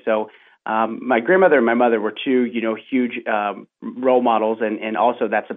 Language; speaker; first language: English; native; English